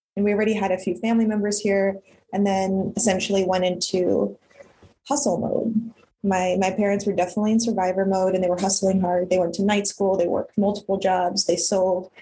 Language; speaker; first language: English; early bilingual, other home language; Russian